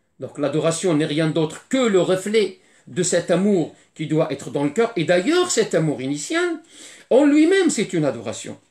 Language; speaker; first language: French; non-native, fluent; Arabic